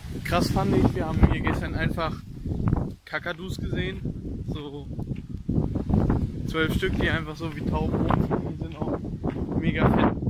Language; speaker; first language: German; native; German